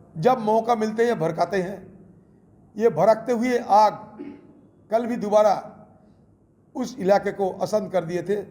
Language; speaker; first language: Hindi; non-native, local second language; Bangla